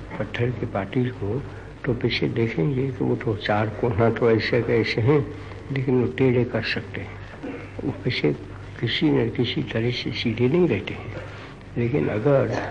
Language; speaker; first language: Hindi; non-native, local second language; Gujarati